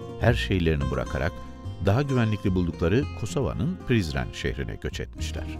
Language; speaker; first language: Turkish; native; Turkish